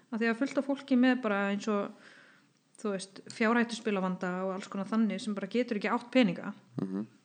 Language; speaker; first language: Icelandic; non-native, fluent; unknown